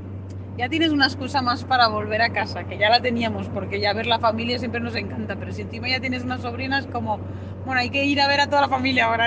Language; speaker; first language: Spanish; native; Spanish